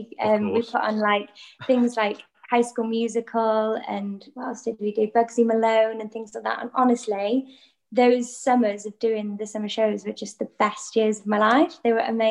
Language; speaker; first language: English; non-native, local second language; Welsh